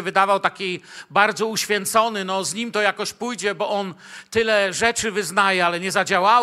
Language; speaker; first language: Polish; native; Polish